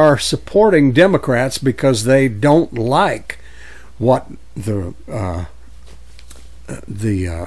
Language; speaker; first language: English; native; English